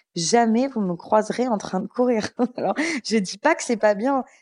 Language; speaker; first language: French; native; French